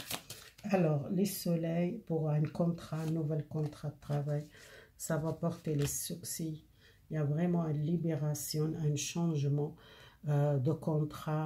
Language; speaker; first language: French; non-native, learner; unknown